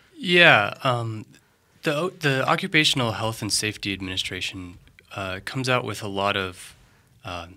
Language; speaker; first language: English; native; English